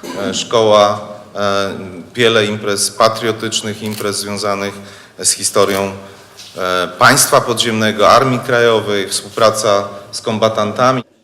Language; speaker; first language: Polish; native; Polish